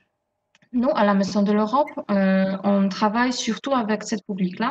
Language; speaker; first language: French; non-native, fluent; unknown